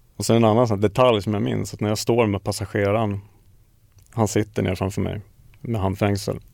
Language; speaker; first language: Swedish; native; Swedish